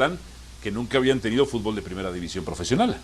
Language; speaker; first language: Spanish; native; Spanish